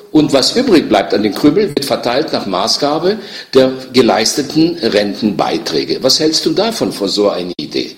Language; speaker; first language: German; native; German